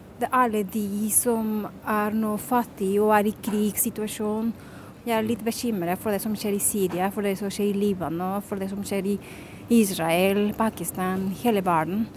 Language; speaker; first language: Norwegian; non-native, fluent; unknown